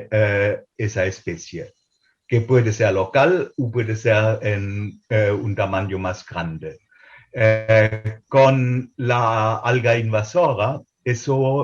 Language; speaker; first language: Spanish; non-native, fluent; German